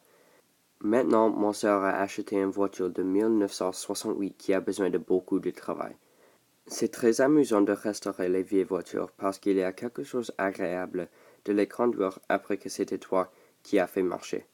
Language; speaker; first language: French; non-native, local second language; English